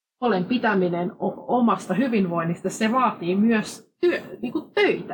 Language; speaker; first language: Finnish; non-native, fluent; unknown